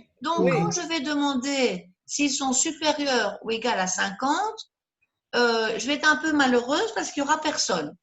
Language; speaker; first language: French; native; French